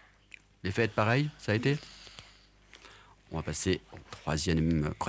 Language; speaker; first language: French; native; French